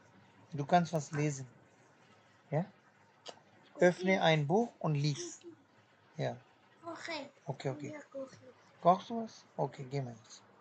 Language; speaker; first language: German; non-native, fluent; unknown